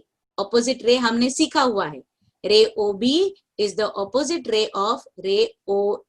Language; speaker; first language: English; non-native, local second language; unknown